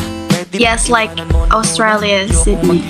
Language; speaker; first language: English; non-native, learner; Chinese